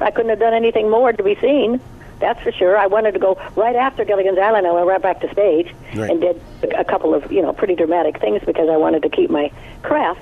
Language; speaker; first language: English; native; English